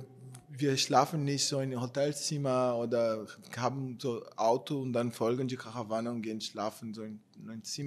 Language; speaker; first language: German; non-native, fluent; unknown